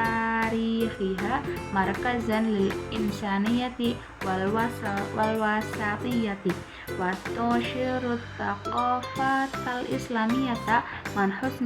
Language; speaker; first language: Arabic; non-native, learner; Indonesian